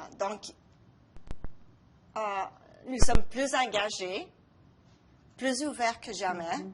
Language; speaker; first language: French; non-native, local second language; English